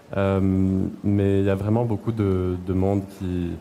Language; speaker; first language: French; native; French